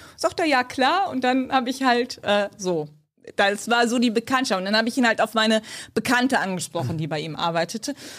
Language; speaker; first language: German; early bilingual, other home language; Turkish